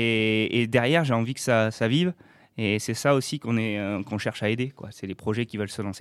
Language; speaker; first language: French; native; French